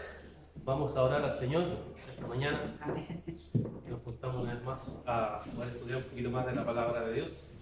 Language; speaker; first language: Spanish; native; Spanish